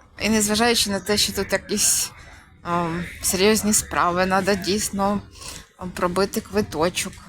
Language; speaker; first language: Ukrainian; native; Ukrainian